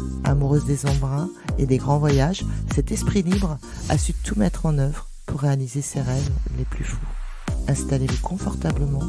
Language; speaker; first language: French; native; French